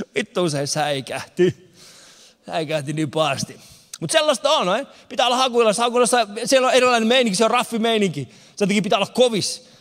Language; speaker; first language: Finnish; early bilingual, other home language; Persian